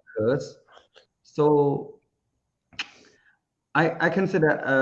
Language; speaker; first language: English; non-native, learner; Khmer